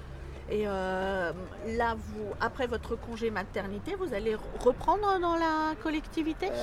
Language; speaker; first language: French; native; French